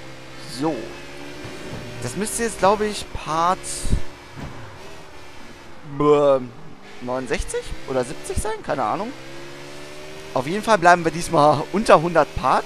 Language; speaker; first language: German; native; German